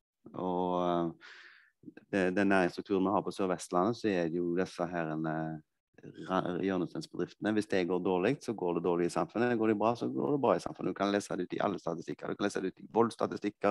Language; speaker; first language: Norwegian; native; Norwegian